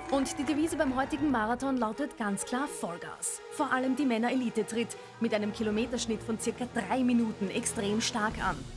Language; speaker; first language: German; native; German